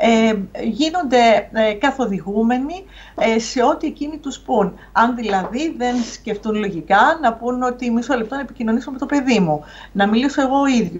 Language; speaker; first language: Greek; native; Greek